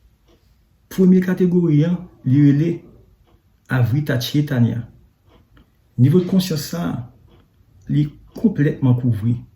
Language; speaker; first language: French; non-native, learner; Haitian Creole